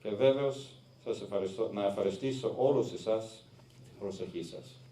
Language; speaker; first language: Greek; non-native, learner; English